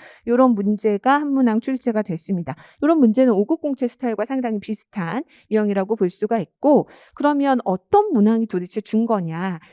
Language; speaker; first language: Korean; native; Korean